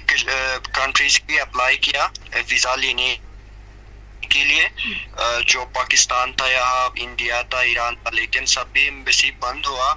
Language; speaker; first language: Hindi; non-native, fluent; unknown